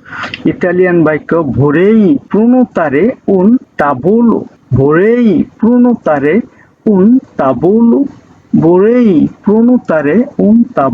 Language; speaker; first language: Italian; non-native, learner; Bangla